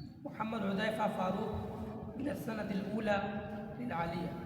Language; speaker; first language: Arabic; non-native, local second language; Urdu